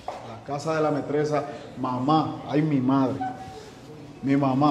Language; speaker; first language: Spanish; native; Spanish